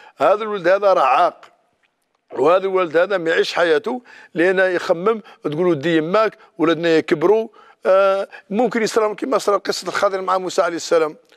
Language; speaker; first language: Arabic; native; Arabic